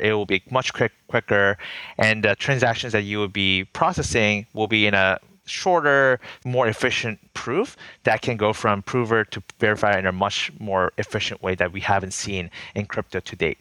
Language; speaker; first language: English; native; English